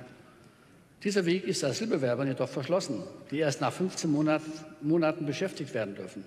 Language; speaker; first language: German; native; German